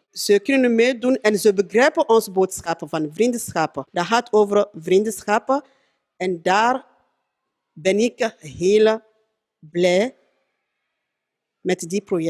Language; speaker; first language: Dutch; non-native, fluent; French